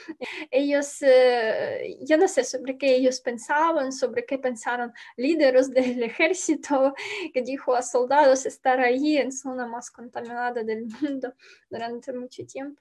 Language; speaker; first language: Spanish; non-native, learner; Ukrainian